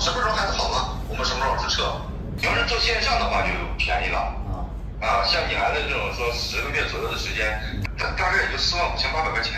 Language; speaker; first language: Chinese; native; Chinese